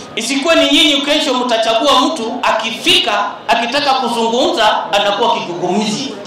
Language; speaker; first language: Swahili; non-native, local second language; Kikuyu